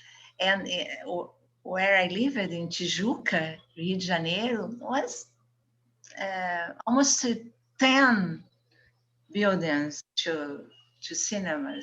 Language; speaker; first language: English; non-native, learner; Portuguese